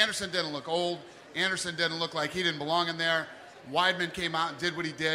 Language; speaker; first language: English; native; English